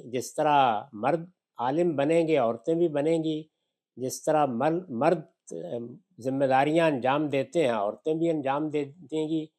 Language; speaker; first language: Urdu; non-native, local second language; Punjabi